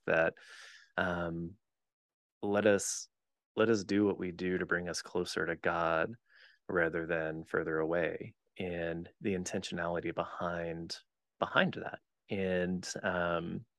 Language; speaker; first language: English; native; English